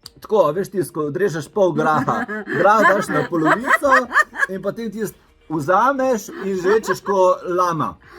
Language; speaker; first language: Slovenian; native; Slovenian